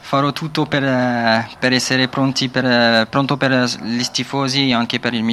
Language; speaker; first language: Italian; non-native, learner; French